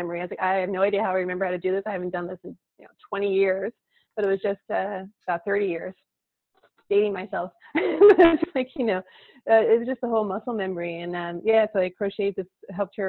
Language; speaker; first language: English; native; English